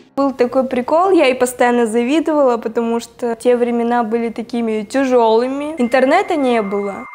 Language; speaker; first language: Russian; non-native, local second language; Tuvinian